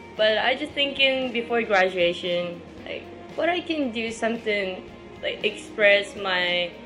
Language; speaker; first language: English; non-native, fluent; Japanese